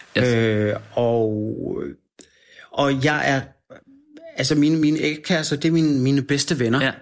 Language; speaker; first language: Danish; native; Danish